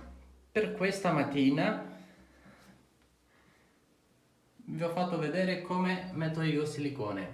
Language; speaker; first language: Italian; non-native, fluent; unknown